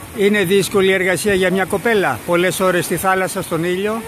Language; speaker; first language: Greek; native; Greek